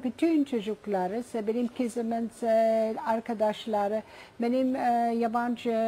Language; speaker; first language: Turkish; non-native, fluent; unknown